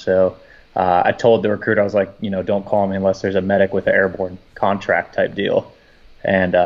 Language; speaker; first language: English; native; English